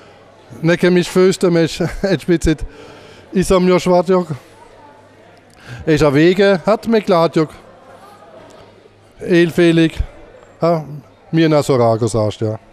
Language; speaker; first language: Hungarian; non-native, learner; German